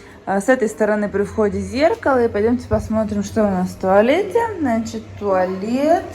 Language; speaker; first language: Russian; native; Russian